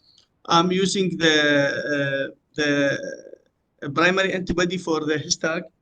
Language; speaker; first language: English; non-native, learner; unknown